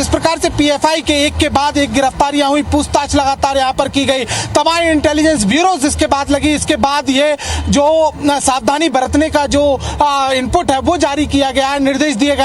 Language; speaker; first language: Hindi; native; Hindi